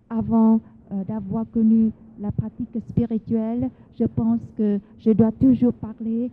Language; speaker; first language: French; non-native, fluent; Vietnamese